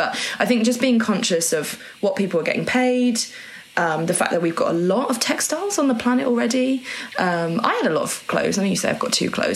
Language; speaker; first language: English; native; English